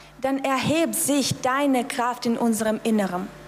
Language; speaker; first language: German; non-native, fluent; Russian